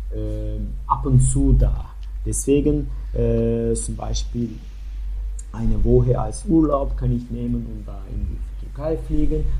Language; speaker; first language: German; non-native, learner; Turkish